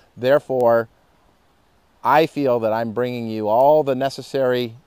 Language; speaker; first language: English; native; English